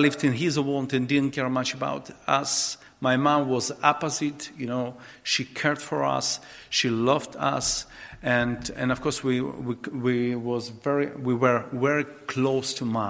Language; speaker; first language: English; non-native, learner; Ukrainian